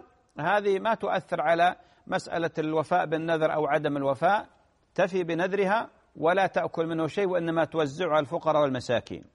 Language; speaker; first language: Arabic; native; Arabic